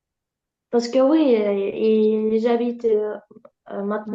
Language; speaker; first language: French; non-native, learner; Russian